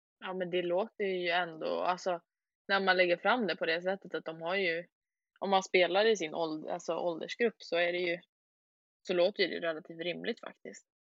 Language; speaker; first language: Swedish; native; Swedish